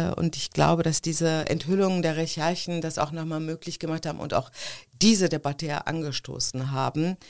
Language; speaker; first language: German; early bilingual, other home language; Turkish